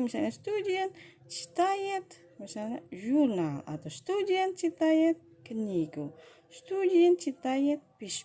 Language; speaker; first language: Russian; non-native, fluent; Indonesian